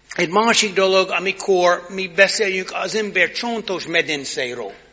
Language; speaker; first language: Hungarian; non-native, learner; English